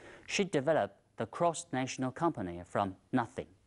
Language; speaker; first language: English; non-native, fluent; Chinese